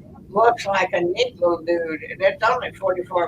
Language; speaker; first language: English; native; English